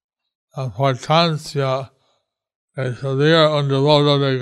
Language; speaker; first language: Spanish; non-native, learner; English